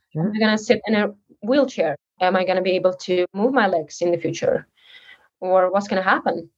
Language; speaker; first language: English; early bilingual, other home language; Uzbek